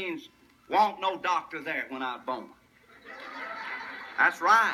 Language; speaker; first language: English; native; English